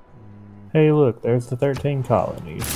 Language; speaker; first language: English; native; English